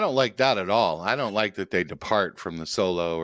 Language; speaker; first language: English; native; English